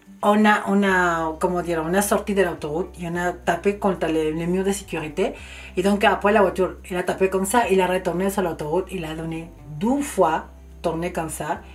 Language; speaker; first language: French; non-native, fluent; Spanish